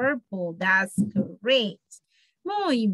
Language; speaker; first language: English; non-native, fluent; Spanish